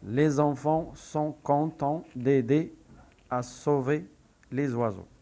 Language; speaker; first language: French; non-native, local second language; Arabic